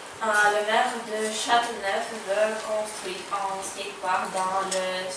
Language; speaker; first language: French; non-native, learner; Ukrainian